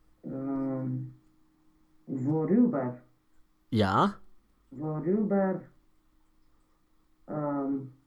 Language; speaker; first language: German; non-native, learner; Romanian